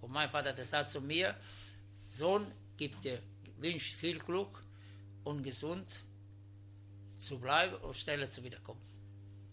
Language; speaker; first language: German; non-native, learner; Italian